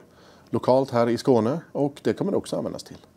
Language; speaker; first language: Swedish; native; Swedish